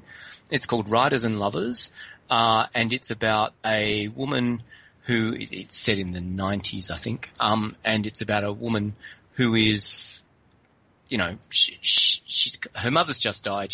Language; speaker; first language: English; native; English